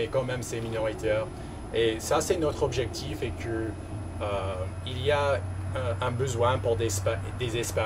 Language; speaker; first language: French; non-native, local second language; English